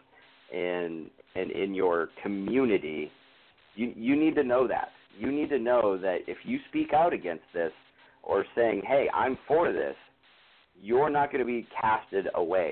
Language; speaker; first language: English; native; English